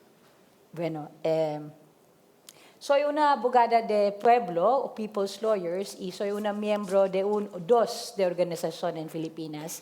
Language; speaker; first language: Spanish; non-native, learner; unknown